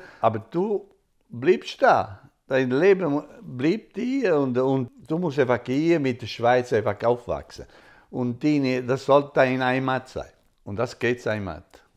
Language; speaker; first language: German; non-native, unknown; Italian